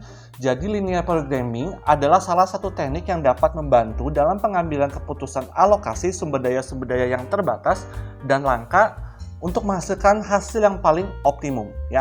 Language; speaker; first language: Indonesian; native; Indonesian